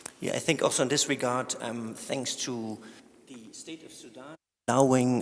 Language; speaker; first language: English; non-native, fluent; German